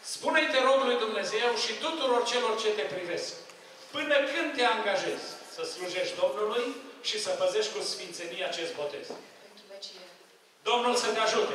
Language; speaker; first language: Romanian; native; Romanian